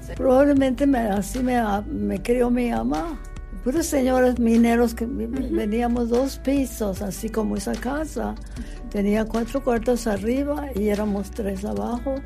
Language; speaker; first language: Spanish; early bilingual, heritage; Spanish